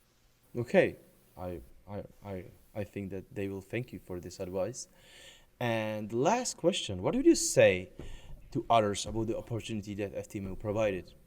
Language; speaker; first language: English; non-native, fluent; Czech